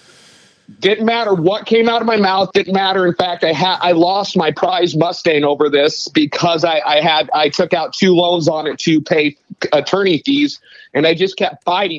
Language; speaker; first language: English; native; English